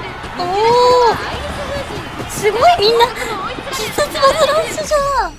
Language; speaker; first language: Japanese; native; Japanese